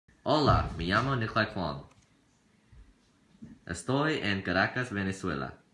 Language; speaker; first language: Spanish; non-native, learner; English